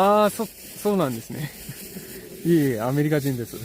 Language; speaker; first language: Japanese; non-native, fluent; English